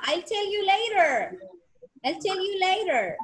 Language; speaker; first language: English; non-native, fluent; Spanish